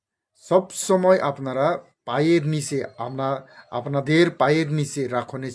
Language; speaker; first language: Bangla; non-native, local second language; Kok Borok